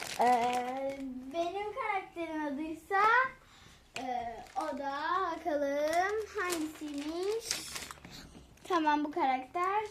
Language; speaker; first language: Turkish; native; Turkish